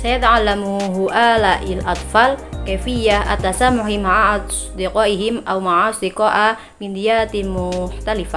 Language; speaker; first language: Arabic; non-native, learner; Indonesian